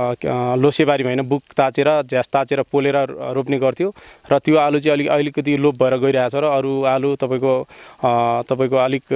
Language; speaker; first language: Nepali; non-native, local second language; Sherpa